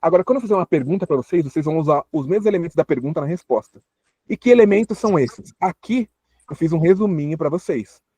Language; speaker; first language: Portuguese; native; Portuguese